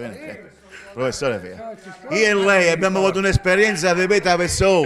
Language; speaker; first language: Italian; native; Italian